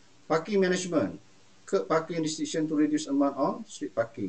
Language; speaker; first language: English; non-native, local second language; Malay